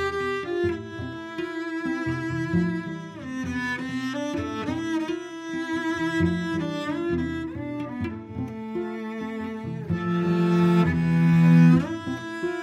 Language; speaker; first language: English; native; English